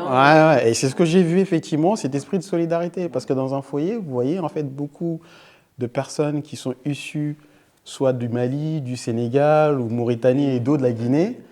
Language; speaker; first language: French; early bilingual, other home language; Fula